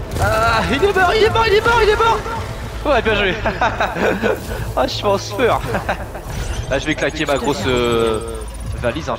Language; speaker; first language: French; native; French